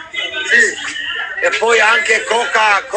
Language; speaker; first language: Italian; non-native, learner; Albanian